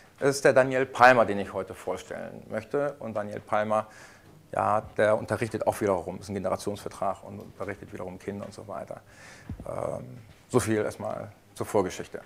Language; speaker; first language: German; early bilingual, heritage; Spanish